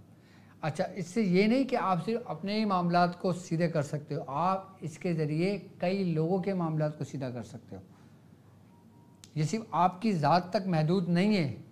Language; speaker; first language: Urdu; native; Urdu